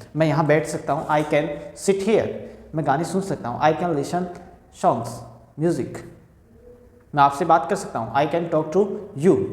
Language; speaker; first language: Hindi; native; Hindi